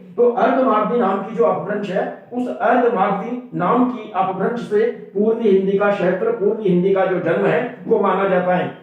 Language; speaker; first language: Hindi; native; Hindi